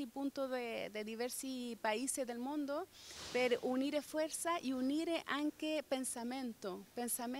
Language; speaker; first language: Italian; non-native, fluent; Spanish